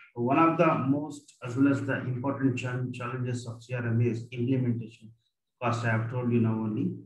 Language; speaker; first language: English; non-native, local second language; Kannada